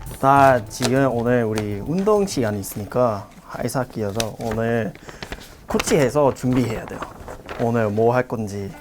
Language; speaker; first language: Korean; non-native, learner; English